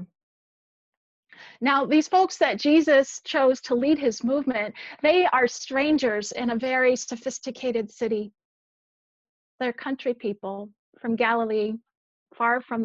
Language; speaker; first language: English; native; English